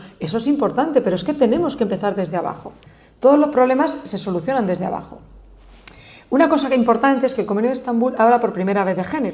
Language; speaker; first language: Spanish; native; Spanish